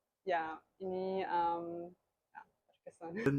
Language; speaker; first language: Indonesian; non-native, learner; German